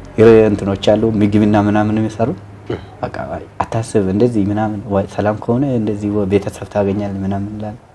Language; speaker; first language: Amharic; non-native, local second language; Oromo